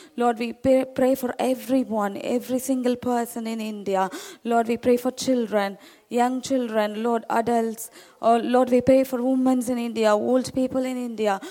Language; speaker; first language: English; non-native, local second language; Tamil